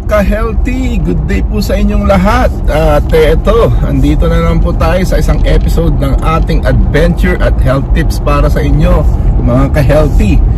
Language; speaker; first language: Filipino; native; Filipino